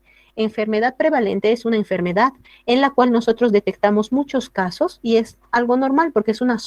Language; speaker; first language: Spanish; native; Spanish